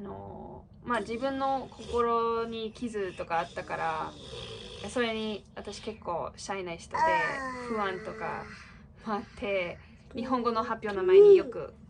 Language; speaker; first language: Japanese; non-native, fluent; English